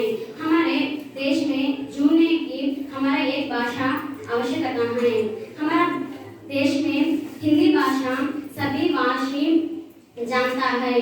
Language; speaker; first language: Hindi; non-native, local second language; Telugu